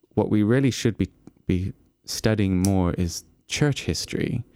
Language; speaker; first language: English; native; English